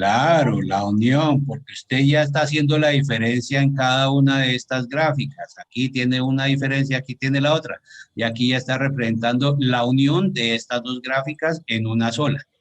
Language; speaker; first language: Spanish; native; Spanish